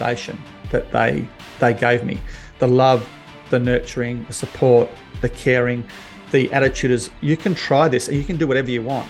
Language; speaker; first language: English; native; English